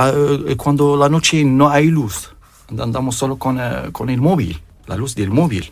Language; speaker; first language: Spanish; non-native, learner; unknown